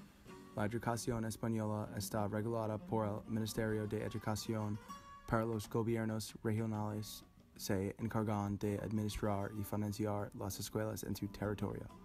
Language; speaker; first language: Spanish; non-native, learner; English